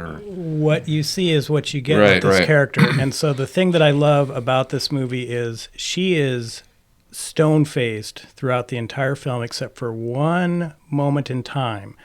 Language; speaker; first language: English; native; English